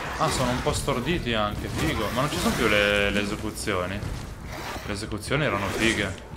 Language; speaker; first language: Italian; native; Italian